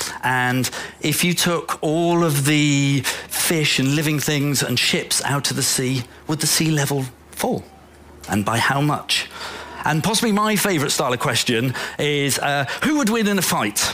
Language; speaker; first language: English; native; English